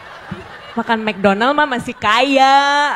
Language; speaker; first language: Indonesian; native; Indonesian